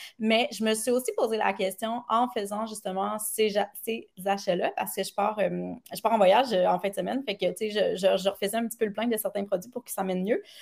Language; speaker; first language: French; native; French